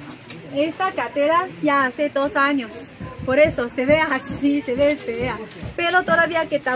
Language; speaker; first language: Spanish; non-native, learner; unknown